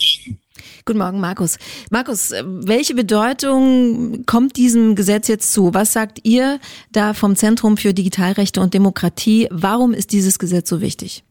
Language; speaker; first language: German; native; German